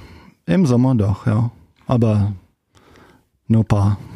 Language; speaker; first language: German; non-native, learner; Czech